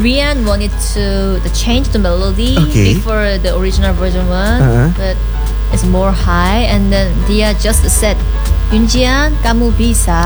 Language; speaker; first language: English; non-native, learner; Korean